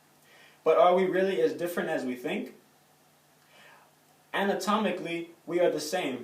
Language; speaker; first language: English; native; English